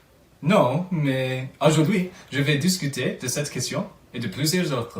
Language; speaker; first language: French; non-native, fluent; English